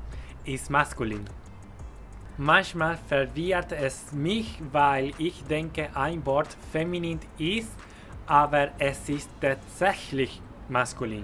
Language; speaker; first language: German; non-native, fluent; Spanish